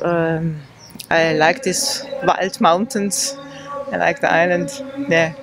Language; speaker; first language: English; non-native, learner; German